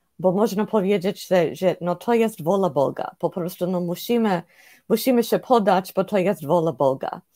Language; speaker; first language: Polish; non-native, fluent; English